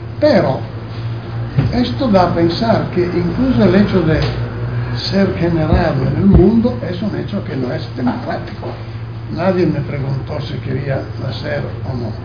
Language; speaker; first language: Spanish; non-native, fluent; Italian